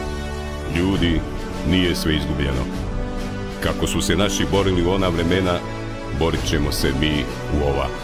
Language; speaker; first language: Croatian; native; Croatian